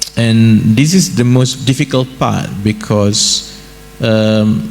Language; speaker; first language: English; non-native, local second language; Malay